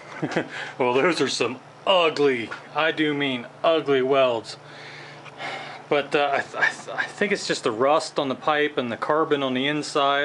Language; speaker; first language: English; native; English